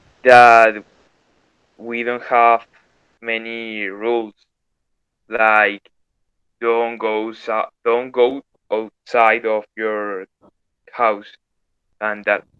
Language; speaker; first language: English; non-native, learner; Spanish